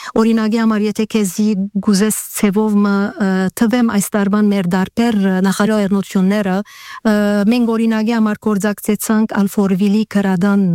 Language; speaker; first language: Armenian; early bilingual, heritage; Armenian